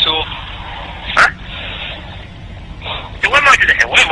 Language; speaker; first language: Arabic; native; Arabic